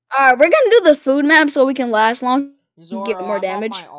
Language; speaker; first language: English; native; English